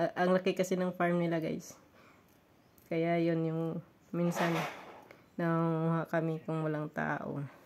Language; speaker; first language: Filipino; non-native, local second language; Hiligaynon